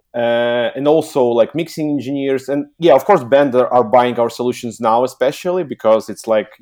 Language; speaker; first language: English; non-native, learner; Ukrainian